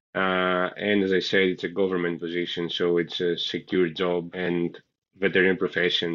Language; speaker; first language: English; non-native, fluent; Greek